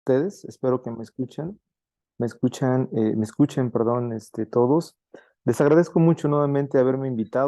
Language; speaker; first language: Spanish; native; Spanish